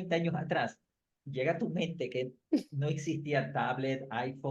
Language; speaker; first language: Spanish; native; Spanish